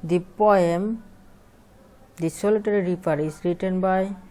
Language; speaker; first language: English; non-native, local second language; Bangla